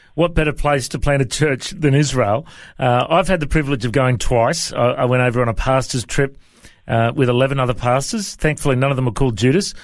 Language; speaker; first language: English; native; English